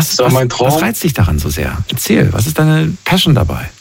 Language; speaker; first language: German; native; German